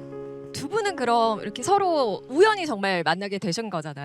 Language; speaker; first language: Korean; native; Korean